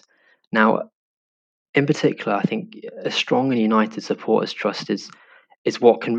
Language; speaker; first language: English; native; English